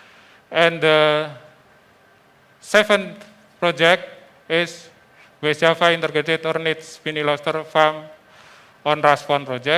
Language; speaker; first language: English; non-native, fluent; Indonesian